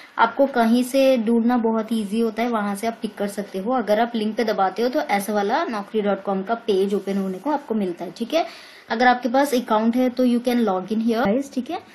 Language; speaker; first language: Hindi; native; Hindi